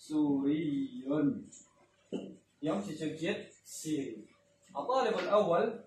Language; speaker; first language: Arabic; non-native, fluent; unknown